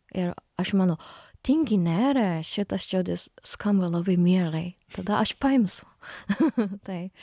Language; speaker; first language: Lithuanian; non-native, learner; Japanese